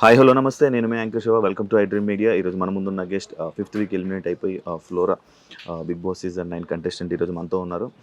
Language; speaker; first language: Telugu; native; Telugu